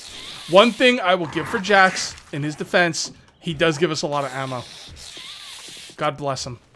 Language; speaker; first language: English; native; English